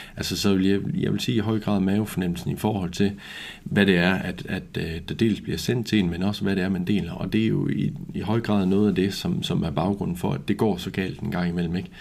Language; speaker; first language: Danish; native; Danish